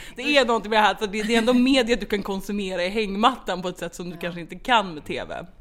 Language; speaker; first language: Swedish; native; Swedish